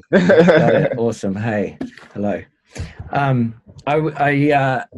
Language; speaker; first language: English; native; English